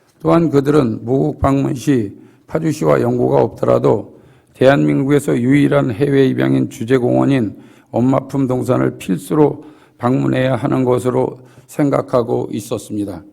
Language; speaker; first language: Korean; native; Korean